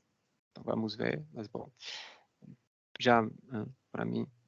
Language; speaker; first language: Portuguese; non-native, fluent; French